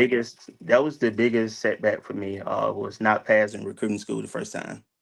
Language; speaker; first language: English; native; English